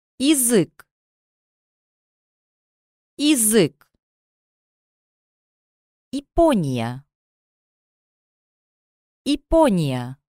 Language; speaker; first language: Russian; non-native, learner; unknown